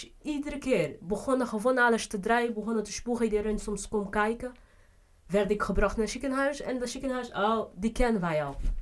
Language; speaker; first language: Dutch; non-native, fluent; Portuguese